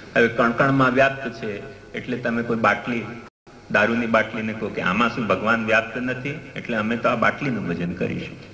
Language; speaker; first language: Gujarati; non-native, local second language; Hindi